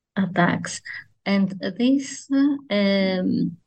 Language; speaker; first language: English; non-native, fluent; Greek